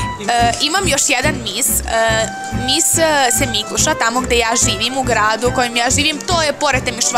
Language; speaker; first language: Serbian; early bilingual, heritage; Serbian